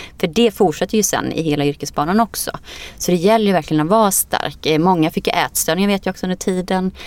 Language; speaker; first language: Swedish; early bilingual, other home language; Icelandic